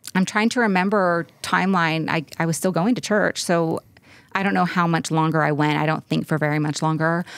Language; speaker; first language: English; native; English